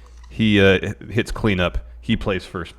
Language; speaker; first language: English; native; English